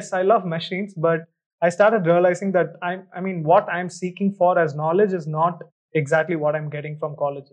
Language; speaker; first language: English; non-native, local second language; Tamil